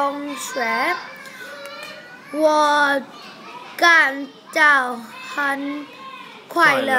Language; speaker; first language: Chinese; non-native, learner; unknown